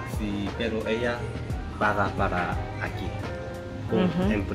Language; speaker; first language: Spanish; non-native, learner; Korean